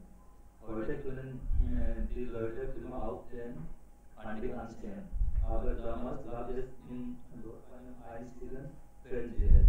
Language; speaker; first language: German; non-native, learner; Hindi